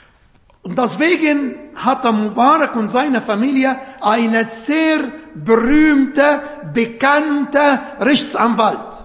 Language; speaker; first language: German; non-native, fluent; Arabic